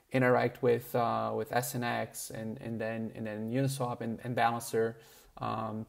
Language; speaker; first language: English; non-native, fluent; Portuguese